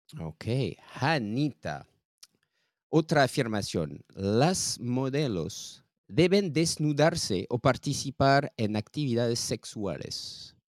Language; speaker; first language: Spanish; non-native, learner; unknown